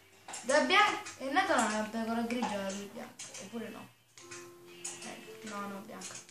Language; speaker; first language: Italian; native; Italian